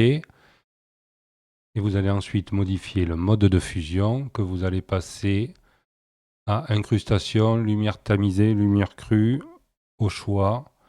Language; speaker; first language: French; native; French